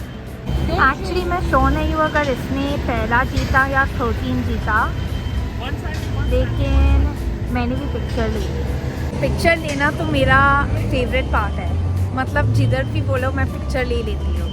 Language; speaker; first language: Hindi; non-native, local second language; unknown